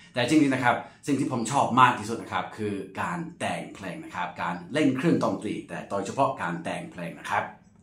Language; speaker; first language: Thai; non-native, fluent; English